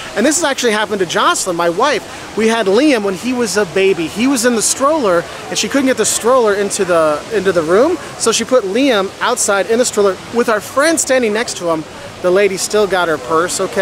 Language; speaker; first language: English; native; English